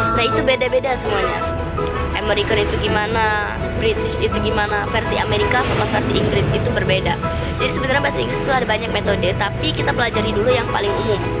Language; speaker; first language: Indonesian; native; Indonesian